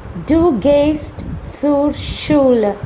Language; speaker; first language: German; non-native, fluent; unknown